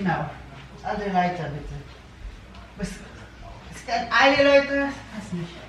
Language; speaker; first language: German; non-native, learner; Filipino